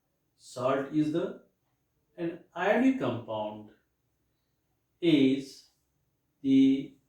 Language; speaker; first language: English; non-native, local second language; Marathi